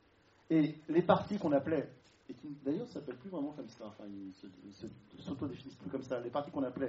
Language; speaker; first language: French; native; French